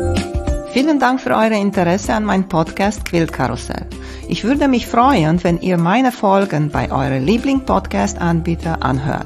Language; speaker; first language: German; native; German